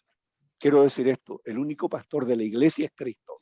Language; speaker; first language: Spanish; native; Spanish